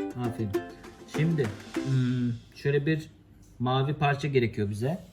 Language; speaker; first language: Turkish; native; Turkish